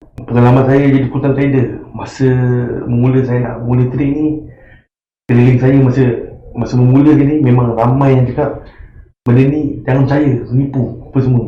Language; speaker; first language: Malay; native; Malay